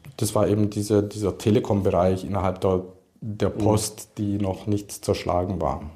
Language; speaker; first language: German; early bilingual, other home language; Hungarian